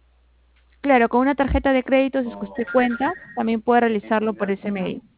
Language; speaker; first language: Spanish; native; Spanish